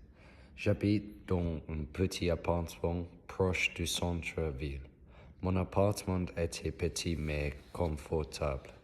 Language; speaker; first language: French; non-native, learner; English